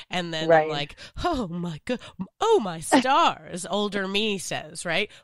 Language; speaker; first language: English; native; English